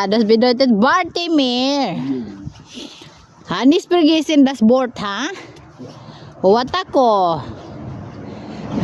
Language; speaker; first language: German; non-native, learner; Cebuano